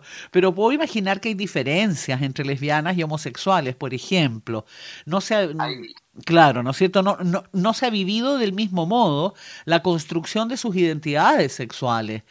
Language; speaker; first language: Spanish; native; Spanish